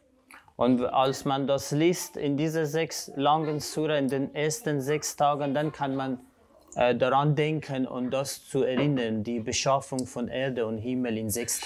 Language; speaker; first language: German; non-native, fluent; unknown